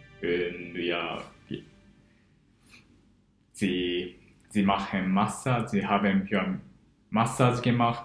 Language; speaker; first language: German; non-native, learner; Japanese